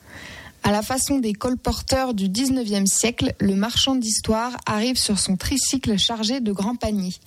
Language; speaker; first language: French; native; French